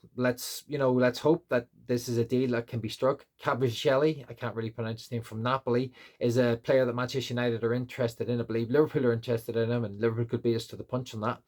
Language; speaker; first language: English; native; English